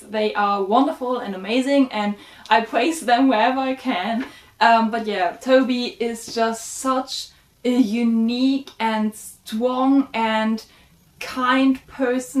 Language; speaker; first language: English; non-native, fluent; German